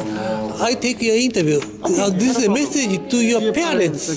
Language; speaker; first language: English; non-native, learner; Japanese